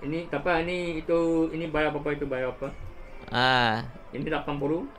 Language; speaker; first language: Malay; non-native, local second language; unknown